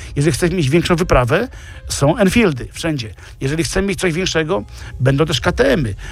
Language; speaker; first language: Polish; native; Polish